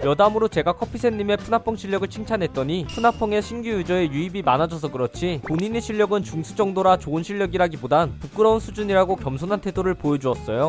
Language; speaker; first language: Korean; native; Korean